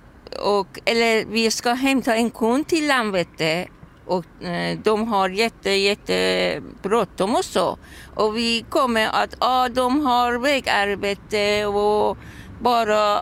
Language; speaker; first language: Swedish; non-native, learner; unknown